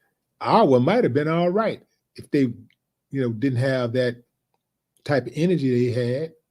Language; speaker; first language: English; native; English